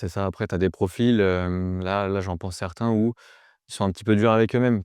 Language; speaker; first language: French; native; French